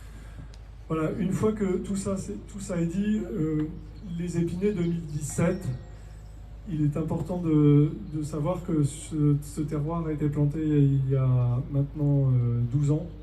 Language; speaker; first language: French; native; French